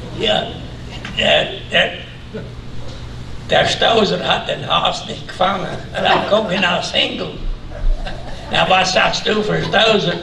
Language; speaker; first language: German; early bilingual, heritage; German